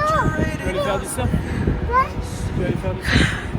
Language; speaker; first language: French; native; French